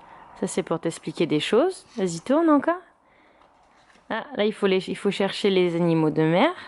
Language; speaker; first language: French; native; French